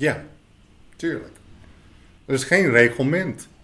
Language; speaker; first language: Dutch; non-native, fluent; English